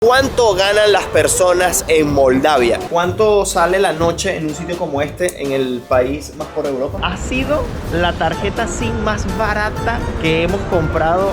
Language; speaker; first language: Spanish; native; Spanish